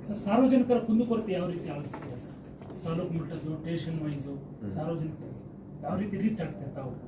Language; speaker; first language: Kannada; native; Kannada